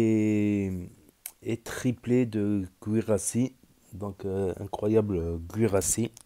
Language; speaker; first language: French; native; French